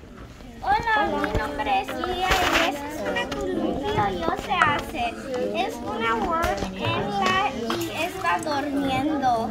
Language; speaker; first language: Spanish; non-native, learner; English